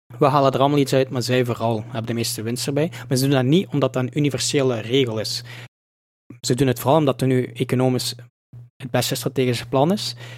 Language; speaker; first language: Dutch; native; Dutch